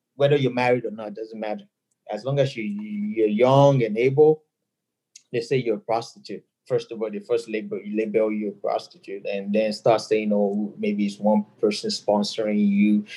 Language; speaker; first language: English; non-native, local second language; Yoruba